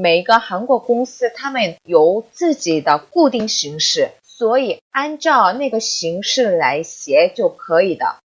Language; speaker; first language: Chinese; non-native, fluent; Korean